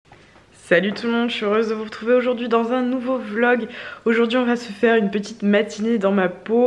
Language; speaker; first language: French; native; French